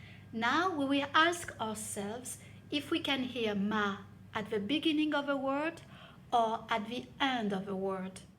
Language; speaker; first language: English; non-native, fluent; French